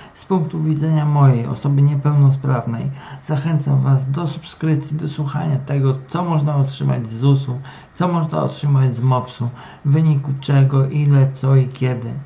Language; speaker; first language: Polish; native; Polish